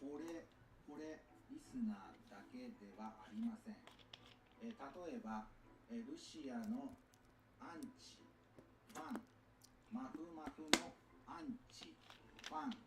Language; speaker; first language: Japanese; native; Japanese